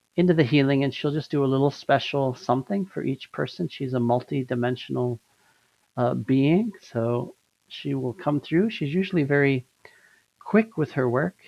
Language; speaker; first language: English; native; English